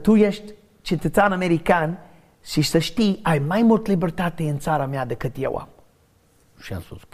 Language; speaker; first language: Romanian; non-native, learner; English